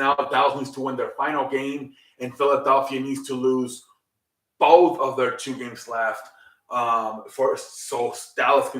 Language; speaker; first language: English; native; English